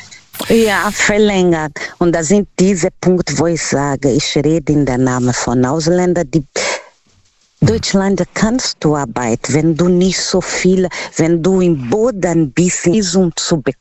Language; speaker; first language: German; non-native, learner; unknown